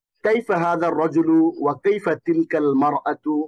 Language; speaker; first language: Arabic; non-native, fluent; Bangla